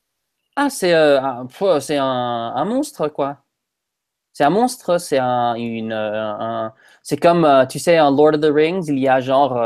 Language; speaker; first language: French; non-native, fluent; English